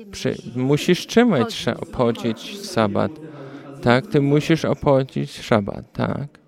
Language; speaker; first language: Polish; early bilingual, heritage; Polish